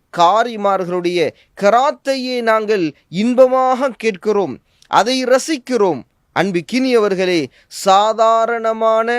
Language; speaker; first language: Tamil; native; Tamil